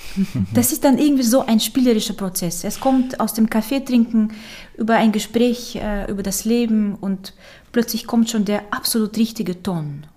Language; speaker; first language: German; early bilingual, other home language; Romanian